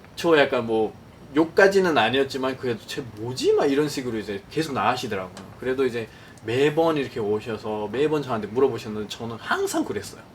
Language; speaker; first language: Korean; non-native, fluent; Nepali